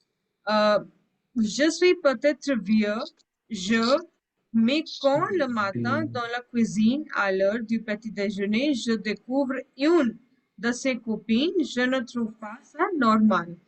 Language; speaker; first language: French; non-native, learner; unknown